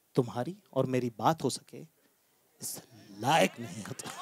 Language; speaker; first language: Hindi; native; Hindi